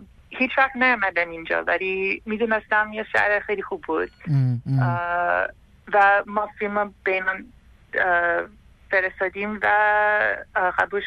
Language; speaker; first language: Persian; early bilingual, heritage; Persian